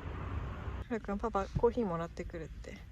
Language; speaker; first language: Japanese; native; Japanese